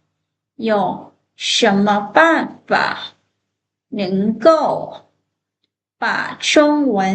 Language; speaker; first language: Chinese; non-native, fluent; Lao